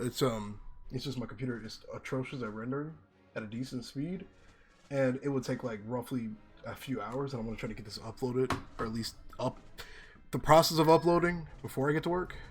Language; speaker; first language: English; native; English